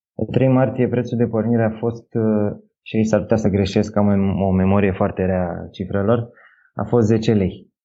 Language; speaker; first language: Romanian; native; Romanian